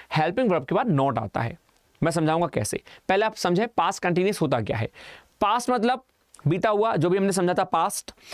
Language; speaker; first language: Hindi; native; Hindi